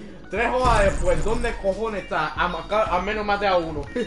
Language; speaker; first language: Spanish; early bilingual, heritage; Spanish